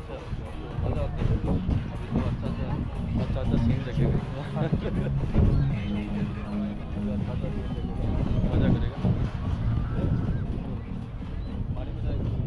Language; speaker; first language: Hindi; non-native, learner; Nepali